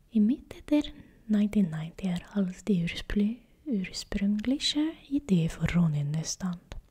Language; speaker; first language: German; non-native, learner; Swedish